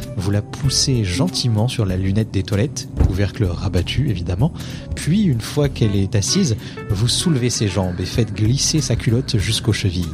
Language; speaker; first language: French; native; French